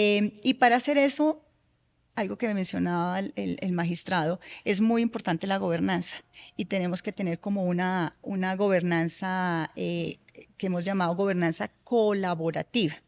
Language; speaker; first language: Spanish; native; Spanish